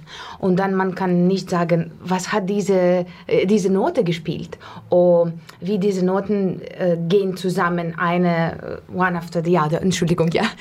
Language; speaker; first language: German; non-native, learner; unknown